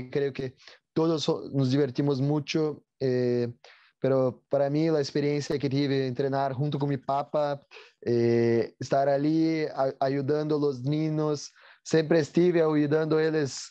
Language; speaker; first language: Spanish; non-native, learner; Portuguese